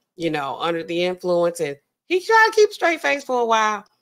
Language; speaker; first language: English; native; English